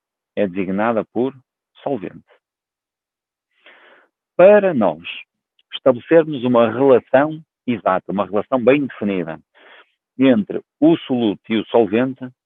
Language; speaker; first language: Portuguese; native; Portuguese